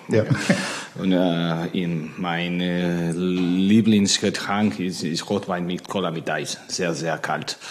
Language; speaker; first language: German; non-native, learner; Spanish